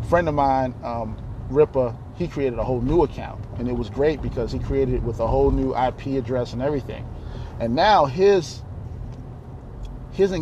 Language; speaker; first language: English; native; English